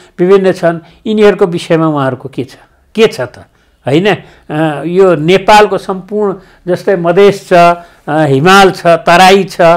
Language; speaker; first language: Nepali; native; Nepali